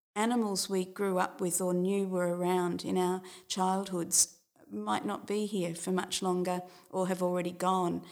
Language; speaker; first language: English; native; English